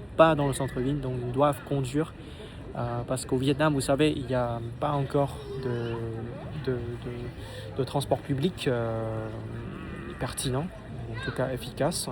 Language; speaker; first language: French; non-native, fluent; Vietnamese